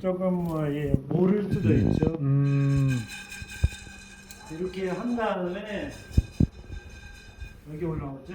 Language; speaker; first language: Korean; non-native, fluent; Russian